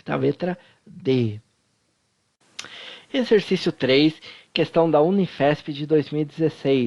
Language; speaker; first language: Portuguese; native; Portuguese